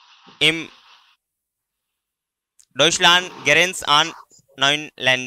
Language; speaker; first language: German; non-native, learner; Hindi